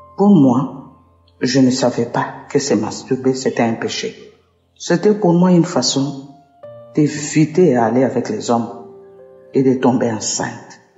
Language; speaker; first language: French; non-native, local second language; Lingala